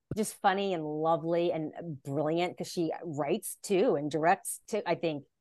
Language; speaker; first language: English; native; English